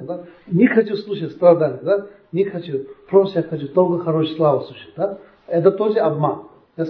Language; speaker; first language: Russian; non-native, learner; Tibetan